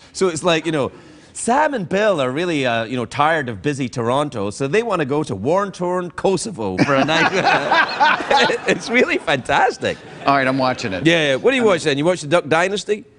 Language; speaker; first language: English; native; English